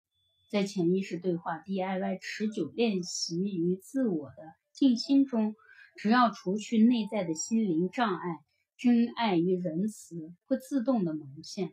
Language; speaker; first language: Chinese; native; Chinese